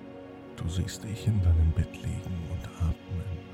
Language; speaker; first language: German; native; German